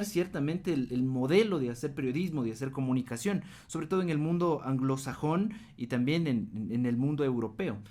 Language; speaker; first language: Spanish; non-native, fluent; English